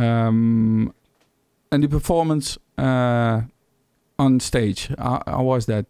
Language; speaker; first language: English; non-native, fluent; Dutch